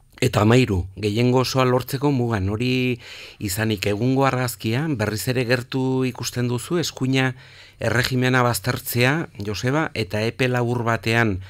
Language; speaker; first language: Basque; native; Basque